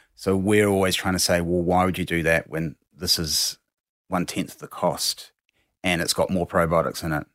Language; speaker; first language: English; native; English